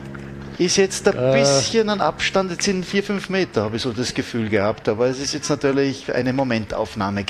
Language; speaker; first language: German; native; German